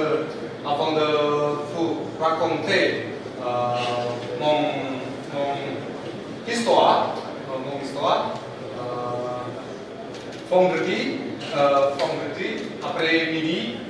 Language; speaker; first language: French; non-native, learner; Indonesian